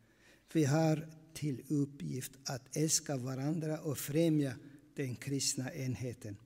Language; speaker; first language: Swedish; non-native, fluent; Aramaic